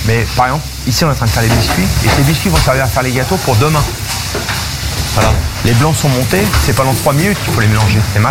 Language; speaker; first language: French; native; French